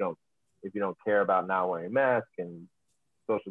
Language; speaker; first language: English; native; English